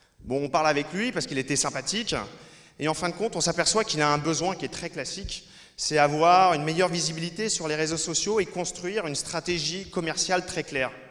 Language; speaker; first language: French; native; French